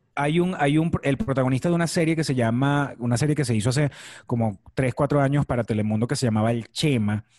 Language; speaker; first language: Spanish; native; Spanish